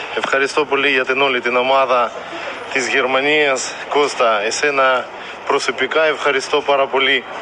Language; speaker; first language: Greek; non-native, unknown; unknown